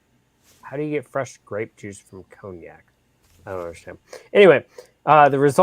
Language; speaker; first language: English; native; English